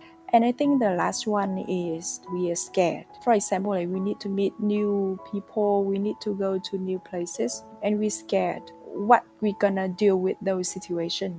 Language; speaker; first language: English; non-native, fluent; Vietnamese